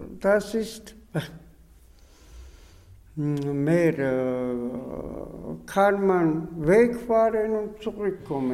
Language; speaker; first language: German; non-native, learner; Georgian